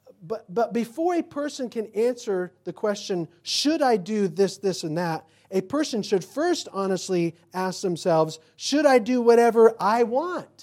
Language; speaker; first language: English; native; English